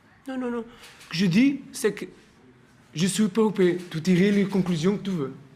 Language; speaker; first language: French; non-native, learner; Portuguese